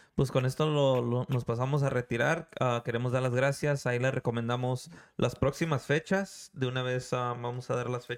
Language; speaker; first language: Spanish; early bilingual, other home language; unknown